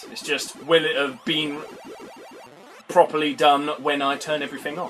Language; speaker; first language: English; native; English